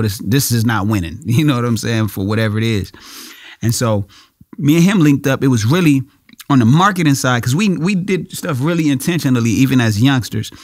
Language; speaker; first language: English; native; English